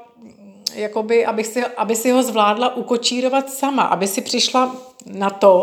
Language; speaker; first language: Czech; native; Czech